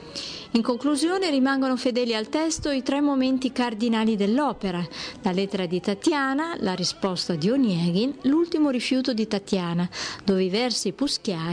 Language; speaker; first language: Italian; native; Italian